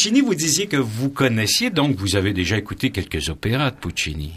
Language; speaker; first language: French; native; French